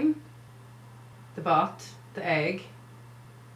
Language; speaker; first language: English; native; English